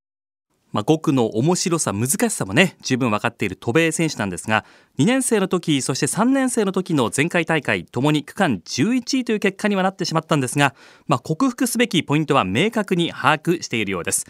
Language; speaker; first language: Japanese; native; Japanese